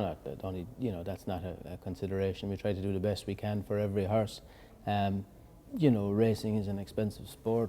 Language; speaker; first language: English; native; English